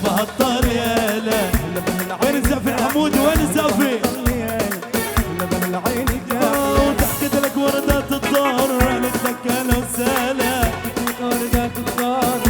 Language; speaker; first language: Arabic; native; Arabic